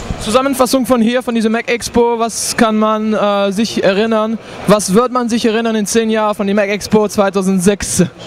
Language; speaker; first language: German; non-native, fluent; French